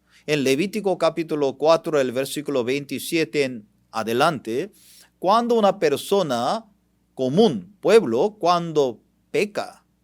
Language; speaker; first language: Spanish; non-native, fluent; Korean